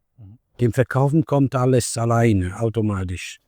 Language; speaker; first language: German; non-native, fluent; Italian